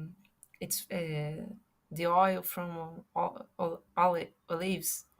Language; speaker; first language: English; non-native, fluent; Portuguese